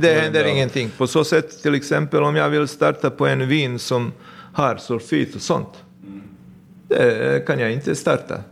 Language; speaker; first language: Swedish; non-native, fluent; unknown